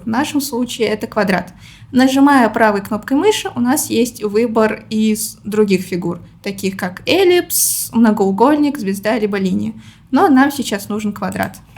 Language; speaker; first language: Russian; native; Russian